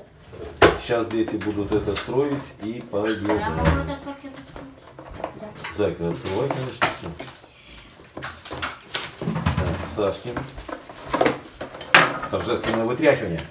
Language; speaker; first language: Russian; native; Russian